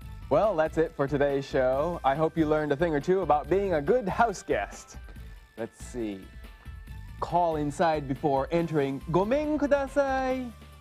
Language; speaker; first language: English; native; English